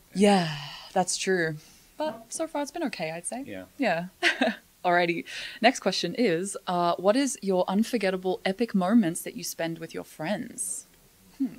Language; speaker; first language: English; native; English